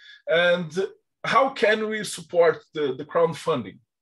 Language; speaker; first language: English; non-native, fluent; Portuguese